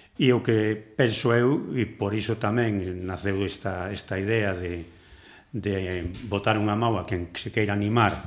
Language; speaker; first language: Galician; non-native, local second language; Spanish